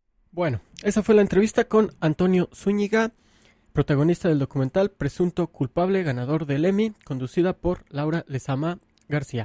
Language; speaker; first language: Spanish; native; Spanish